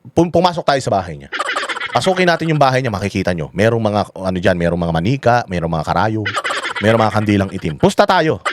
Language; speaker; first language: Filipino; non-native, local second language; Iloko